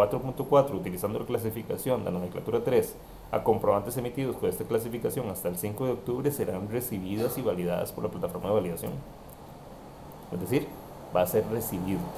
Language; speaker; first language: Spanish; native; Spanish